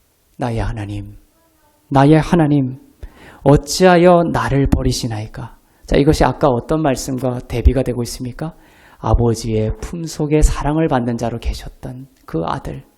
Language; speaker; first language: Korean; native; Korean